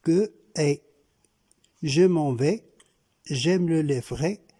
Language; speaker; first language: French; non-native, local second language; Arabic